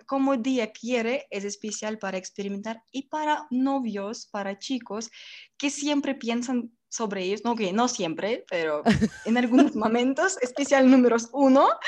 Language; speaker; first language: Spanish; non-native, learner; Russian